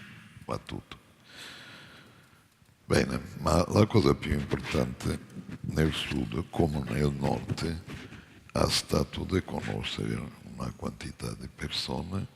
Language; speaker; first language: Italian; non-native, fluent; Portuguese